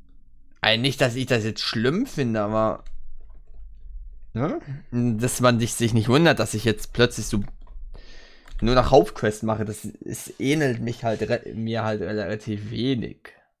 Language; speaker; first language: German; native; German